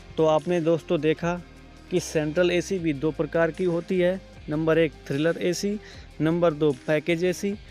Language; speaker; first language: Hindi; native; Hindi